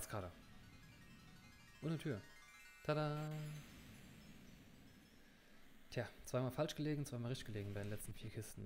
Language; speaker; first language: German; native; German